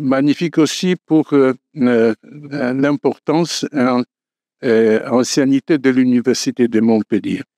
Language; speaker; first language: French; non-native, fluent; Polish